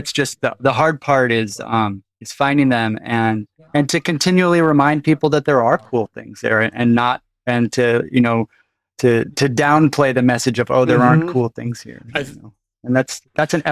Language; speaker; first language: English; native; English